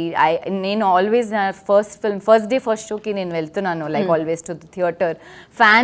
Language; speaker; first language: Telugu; non-native, learner; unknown